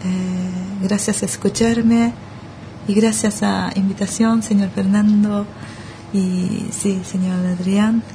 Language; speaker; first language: Spanish; non-native, learner; Japanese